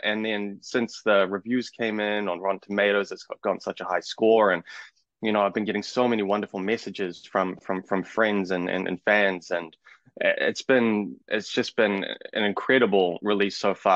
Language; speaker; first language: English; native; English